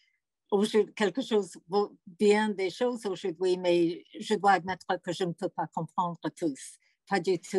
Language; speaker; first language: French; non-native, fluent; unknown